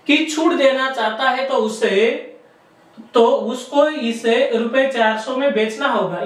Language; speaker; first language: Hindi; non-native, local second language; Marathi